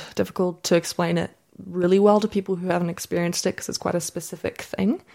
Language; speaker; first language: English; native; English